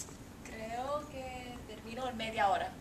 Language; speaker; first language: Spanish; non-native, learner; English